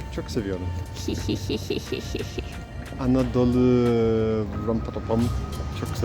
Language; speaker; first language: Turkish; non-native, learner; English